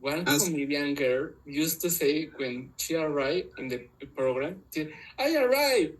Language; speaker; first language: English; non-native, learner; Spanish